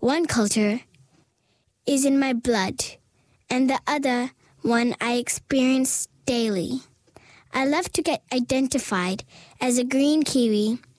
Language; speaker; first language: English; native; English